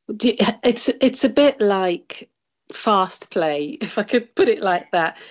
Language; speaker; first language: English; native; English